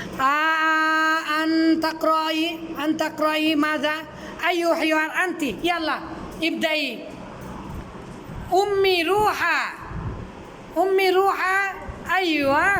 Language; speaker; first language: Arabic; non-native, fluent; Bangla